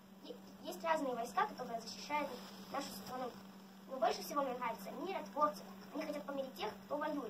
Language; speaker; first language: Russian; native; Russian